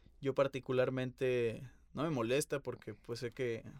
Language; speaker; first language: Spanish; native; Spanish